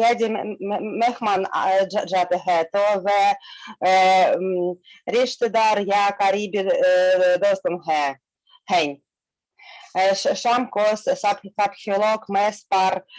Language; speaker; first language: Hindi; non-native, learner; Russian